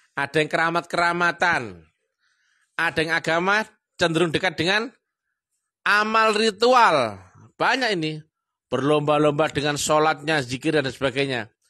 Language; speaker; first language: Indonesian; non-native, local second language; Javanese